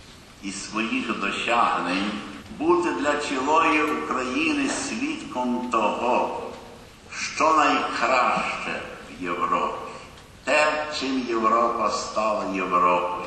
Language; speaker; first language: Ukrainian; early bilingual, heritage; Ukrainian